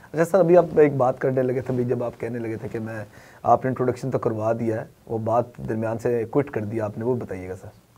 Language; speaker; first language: Urdu; native; Urdu